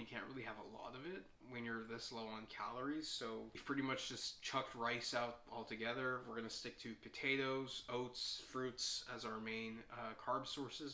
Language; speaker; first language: English; native; English